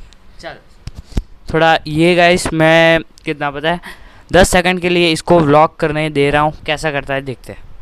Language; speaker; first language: Hindi; native; Hindi